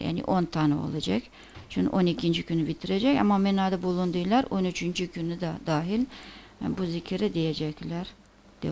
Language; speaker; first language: Turkish; non-native, fluent; Persian